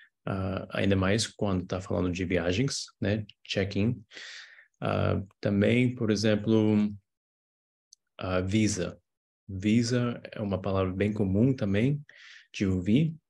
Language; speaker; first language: Portuguese; non-native, fluent; English